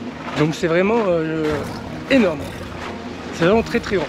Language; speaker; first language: French; native; French